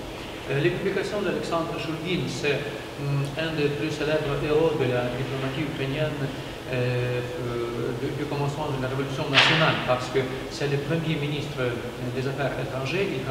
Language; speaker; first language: French; non-native, learner; Ukrainian